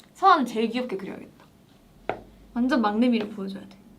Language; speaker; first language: Korean; native; Korean